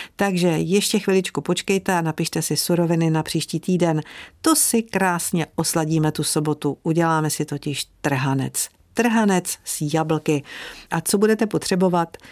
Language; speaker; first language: Czech; native; Czech